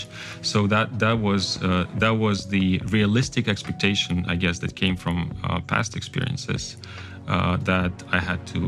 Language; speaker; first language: English; non-native, fluent; Kazakh